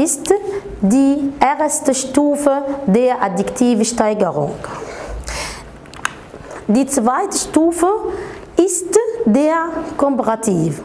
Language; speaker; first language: German; non-native, fluent; Arabic